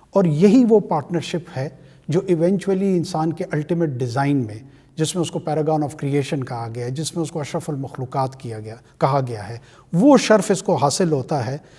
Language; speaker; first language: Urdu; non-native, local second language; Pashto